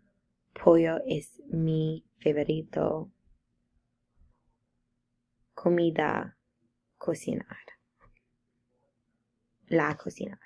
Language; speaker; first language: Spanish; non-native, learner; English